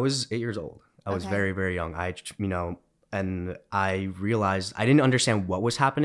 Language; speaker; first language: English; early bilingual, other home language; Romanian